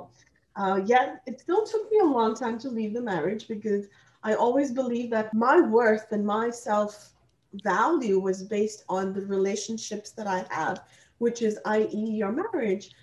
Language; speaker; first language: English; non-native, local second language; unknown